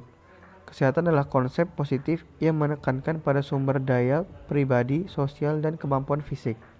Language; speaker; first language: Indonesian; native; Indonesian